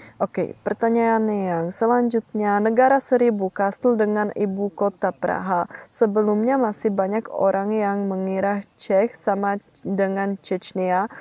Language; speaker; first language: Indonesian; non-native, fluent; Czech